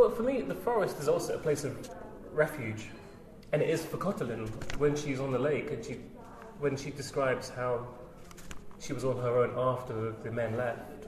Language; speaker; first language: English; native; English